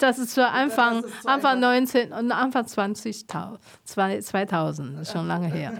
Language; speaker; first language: German; non-native, fluent; Chinese